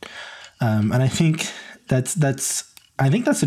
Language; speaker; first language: English; native; English